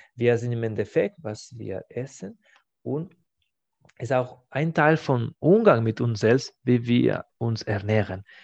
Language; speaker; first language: German; non-native, fluent; Spanish